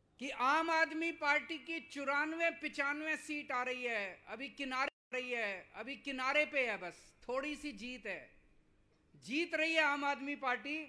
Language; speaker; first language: Hindi; native; Hindi